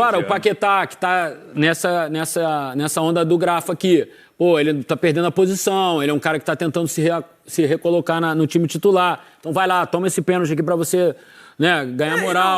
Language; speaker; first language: Portuguese; native; Portuguese